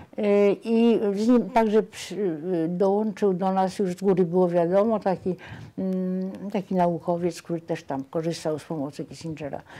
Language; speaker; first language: Polish; native; Polish